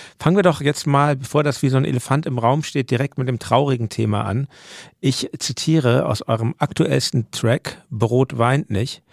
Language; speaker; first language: German; native; German